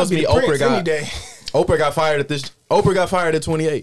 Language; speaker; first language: English; native; English